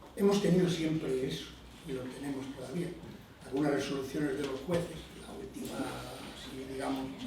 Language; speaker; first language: Spanish; non-native, local second language; Galician